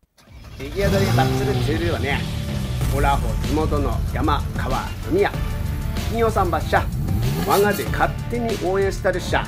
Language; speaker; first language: Japanese; native; Japanese